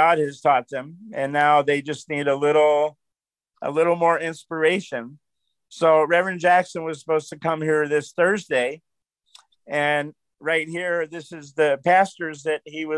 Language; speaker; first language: English; native; English